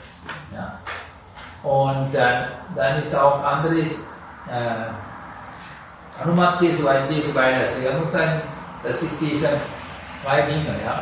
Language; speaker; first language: German; non-native, learner; Sinhala